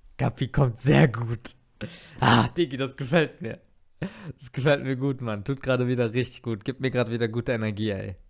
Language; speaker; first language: German; early bilingual, other home language; Turkish